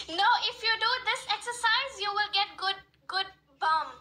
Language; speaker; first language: English; non-native, learner; Hindi